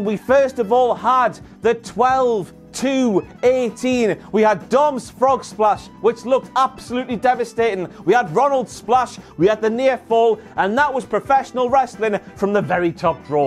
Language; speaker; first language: English; native; English